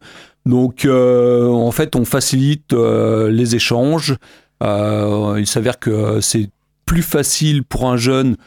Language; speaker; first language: French; native; French